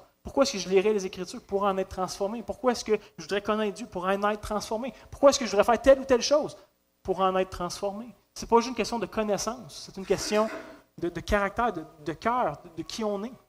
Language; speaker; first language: French; native; French